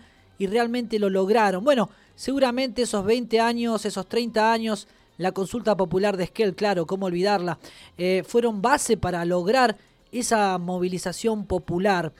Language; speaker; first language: Spanish; native; Spanish